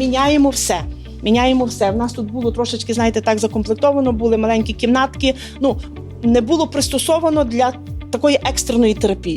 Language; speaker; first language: Ukrainian; native; Ukrainian